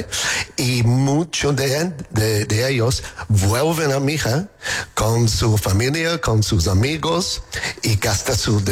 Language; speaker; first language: Spanish; non-native, learner; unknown